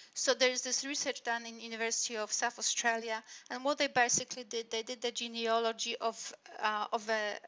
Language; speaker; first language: English; non-native, fluent; Polish